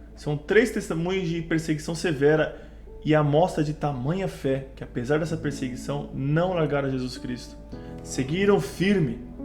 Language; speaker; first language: Portuguese; native; Portuguese